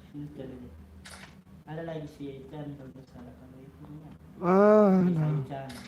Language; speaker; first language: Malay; non-native, local second language; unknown